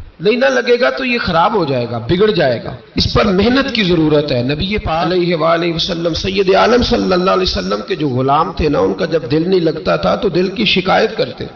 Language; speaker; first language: Urdu; non-native, local second language; Punjabi